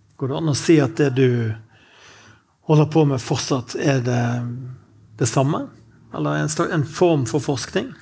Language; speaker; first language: Norwegian; native; Norwegian